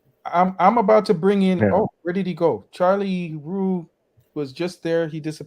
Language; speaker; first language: English; native; English